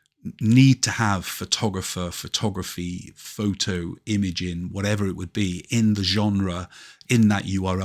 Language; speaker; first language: English; native; English